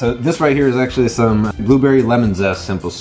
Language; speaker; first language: English; native; English